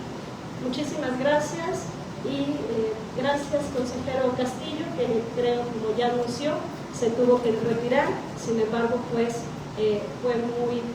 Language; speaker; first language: Spanish; native; Spanish